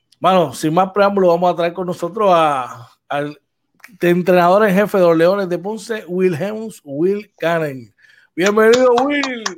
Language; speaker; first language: Spanish; native; Spanish